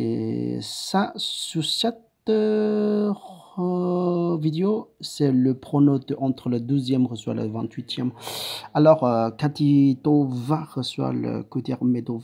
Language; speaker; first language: French; non-native, learner; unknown